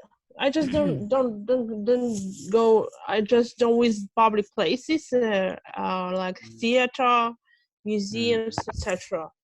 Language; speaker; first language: English; non-native, fluent; Russian